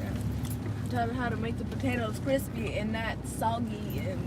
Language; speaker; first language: English; native; English